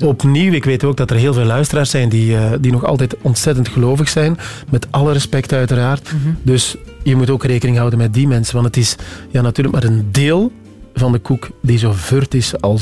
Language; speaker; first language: Dutch; native; Dutch